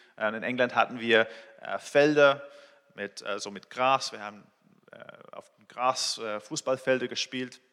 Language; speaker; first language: German; non-native, fluent; English